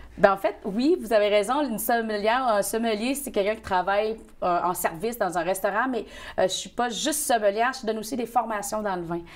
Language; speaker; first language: French; early bilingual, other home language; Vietnamese